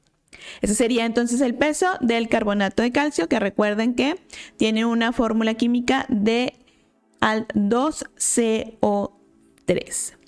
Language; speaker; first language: Spanish; native; Spanish